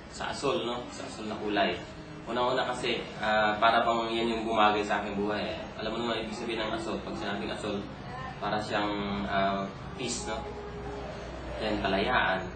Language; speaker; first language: Filipino; native; Filipino